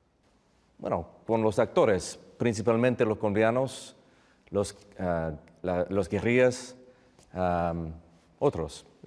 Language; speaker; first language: Spanish; non-native, fluent; English